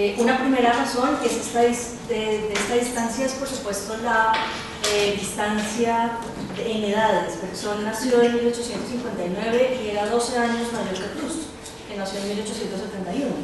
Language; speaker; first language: Spanish; native; Spanish